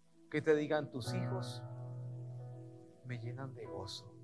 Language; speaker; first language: Spanish; early bilingual, other home language; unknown